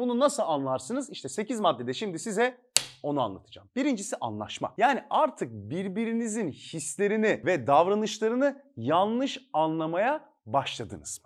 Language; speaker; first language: Turkish; native; Turkish